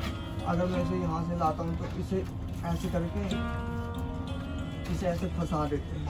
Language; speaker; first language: Hindi; native; Hindi